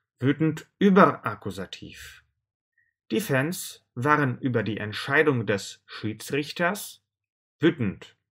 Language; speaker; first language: German; non-native, fluent; Russian